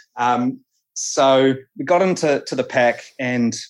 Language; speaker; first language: English; native; English